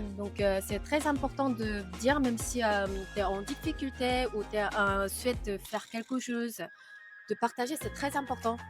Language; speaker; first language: French; non-native, fluent; Korean